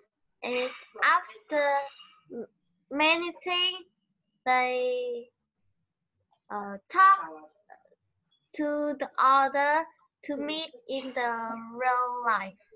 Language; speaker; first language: English; non-native, learner; Vietnamese